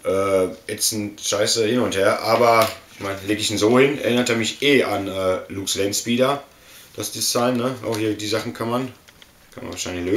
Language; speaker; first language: German; native; German